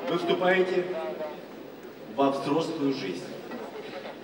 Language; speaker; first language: Russian; native; Russian